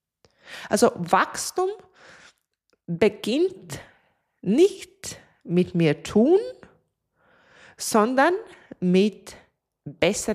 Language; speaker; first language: German; non-native, fluent; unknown